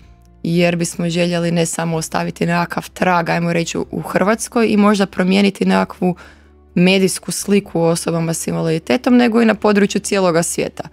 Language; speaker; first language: Croatian; native; Croatian